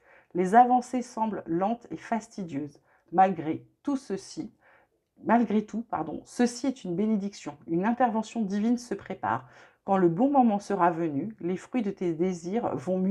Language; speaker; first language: French; native; French